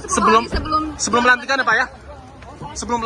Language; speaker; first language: Indonesian; native; Indonesian